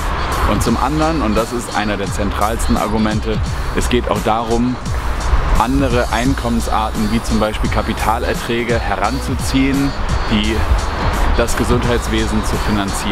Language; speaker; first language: German; native; German